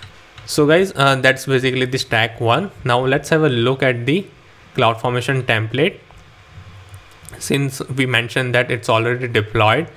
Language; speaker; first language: English; non-native, local second language; Hindi